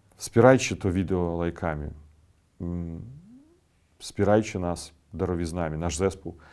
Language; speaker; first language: Polish; non-native, fluent; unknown